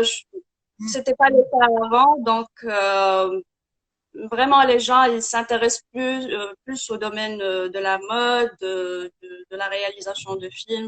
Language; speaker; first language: French; non-native, local second language; Arabic